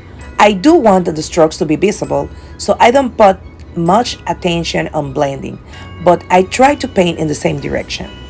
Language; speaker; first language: English; non-native, fluent; Spanish